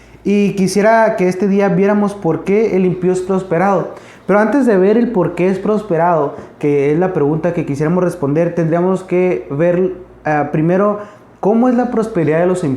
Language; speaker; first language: Spanish; native; Spanish